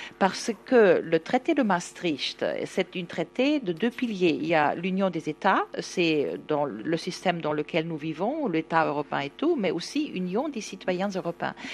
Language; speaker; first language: French; non-native, fluent; German